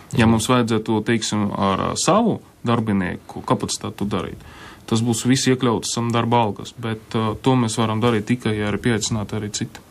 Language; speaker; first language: Latvian; non-native, local second language; Russian